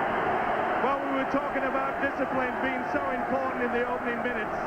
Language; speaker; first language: English; native; English